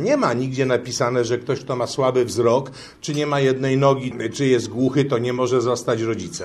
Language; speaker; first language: Polish; native; Polish